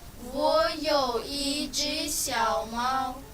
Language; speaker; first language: Chinese; non-native, learner; Kyrgyz